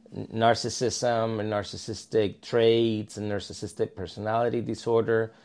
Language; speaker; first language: English; non-native, fluent; Spanish